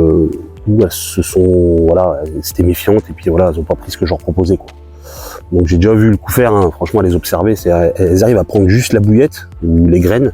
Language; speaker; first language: French; native; French